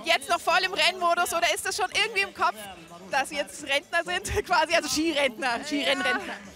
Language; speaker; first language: German; native; German